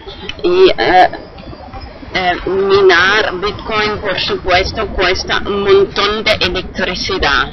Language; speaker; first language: Spanish; non-native, fluent; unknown